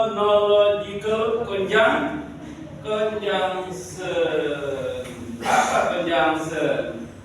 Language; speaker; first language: English; non-native, learner; Indonesian